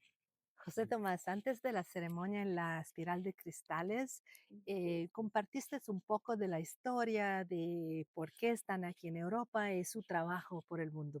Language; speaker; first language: Spanish; non-native, fluent; Italian